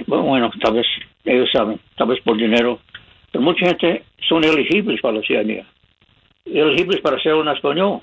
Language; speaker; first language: Spanish; non-native, fluent; English